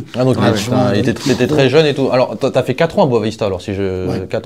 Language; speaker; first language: French; native; French